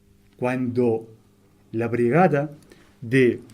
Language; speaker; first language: Spanish; non-native, fluent; Arabic